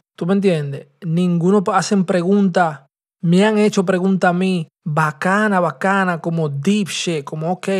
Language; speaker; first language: Spanish; early bilingual, heritage; Spanish